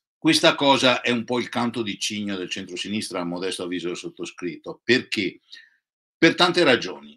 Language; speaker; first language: Italian; native; Italian